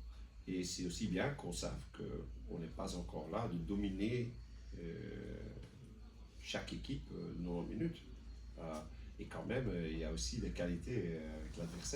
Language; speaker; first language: French; non-native, local second language; Dutch